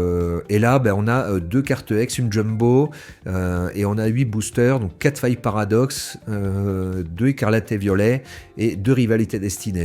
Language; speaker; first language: French; native; French